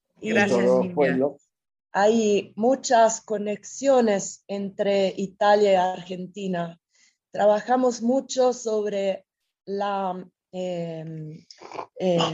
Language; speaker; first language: Spanish; non-native, fluent; Italian